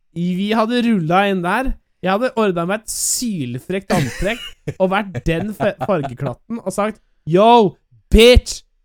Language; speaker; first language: Norwegian; native; Norwegian